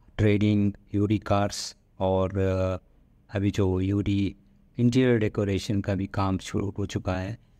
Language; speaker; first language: Hindi; non-native, local second language; Malayalam